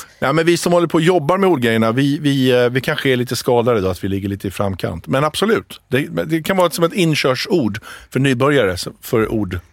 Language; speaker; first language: Swedish; early bilingual, other home language; Arabic